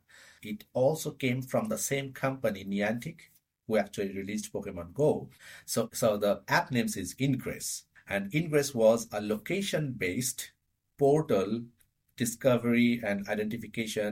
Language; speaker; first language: English; non-native, local second language; Bangla